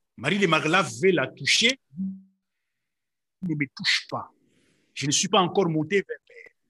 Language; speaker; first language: French; non-native, local second language; Lingala